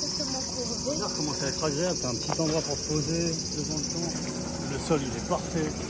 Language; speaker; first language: French; native; French